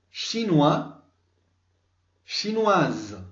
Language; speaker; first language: French; non-native, fluent; Spanish